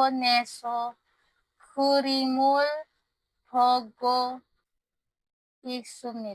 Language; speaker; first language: Korean; non-native, learner; Filipino